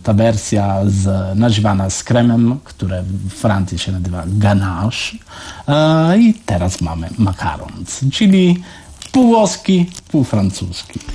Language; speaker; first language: Polish; non-native, learner; Italian